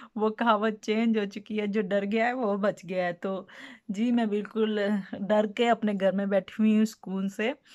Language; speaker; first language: Hindi; native; Hindi